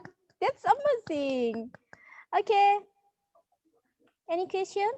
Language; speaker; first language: English; non-native, learner; Indonesian